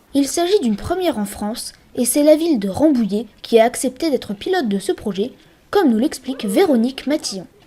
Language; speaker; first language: French; native; French